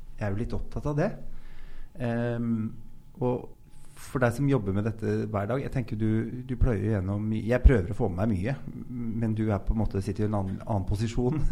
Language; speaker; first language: Norwegian; native; Norwegian